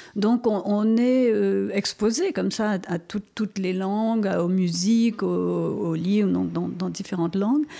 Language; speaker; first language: French; non-native, local second language; Morisyen